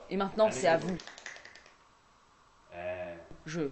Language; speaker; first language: French; native; French